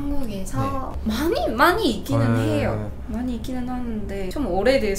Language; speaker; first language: Korean; non-native, fluent; Japanese